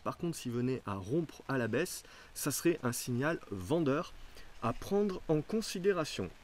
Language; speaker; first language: French; native; French